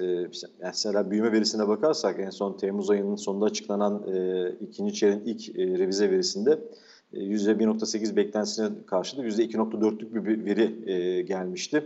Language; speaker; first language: Turkish; native; Turkish